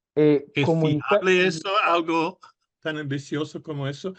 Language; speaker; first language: Spanish; non-native, fluent; English